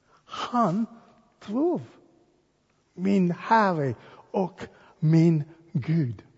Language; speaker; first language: Swedish; non-native, fluent; English